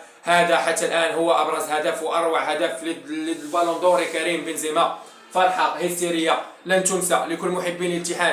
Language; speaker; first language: Arabic; native; Arabic